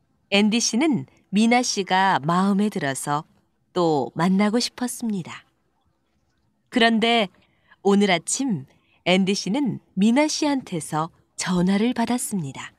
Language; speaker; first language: Korean; non-native, learner; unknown